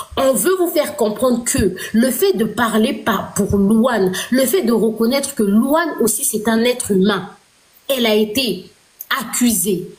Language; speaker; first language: French; non-native, local second language; Lingala